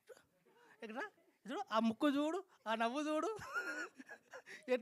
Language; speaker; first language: Telugu; native; Telugu